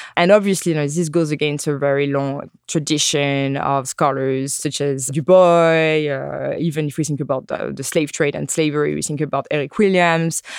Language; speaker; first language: English; non-native, fluent; French